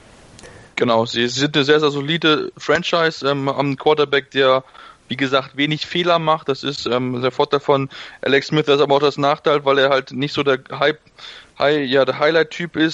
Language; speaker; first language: German; native; German